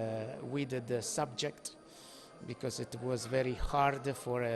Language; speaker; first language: English; non-native, fluent; Italian